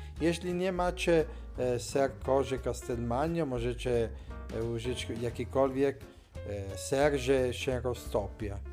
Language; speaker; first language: Polish; non-native, learner; Italian